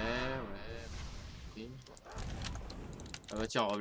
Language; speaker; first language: French; native; French